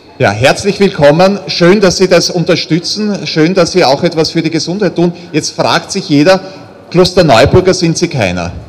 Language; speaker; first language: German; native; German